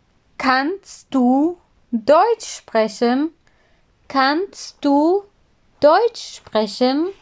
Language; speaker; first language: German; non-native, fluent; Urdu